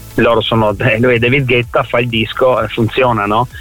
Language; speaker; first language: Italian; native; Italian